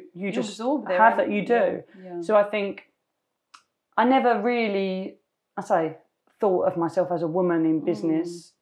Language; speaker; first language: English; native; English